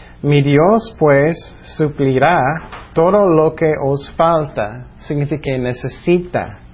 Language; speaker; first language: Spanish; non-native, fluent; English